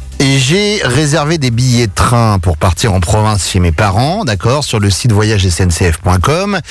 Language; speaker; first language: French; native; French